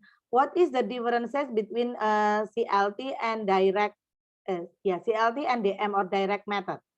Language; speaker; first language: English; non-native, fluent; Indonesian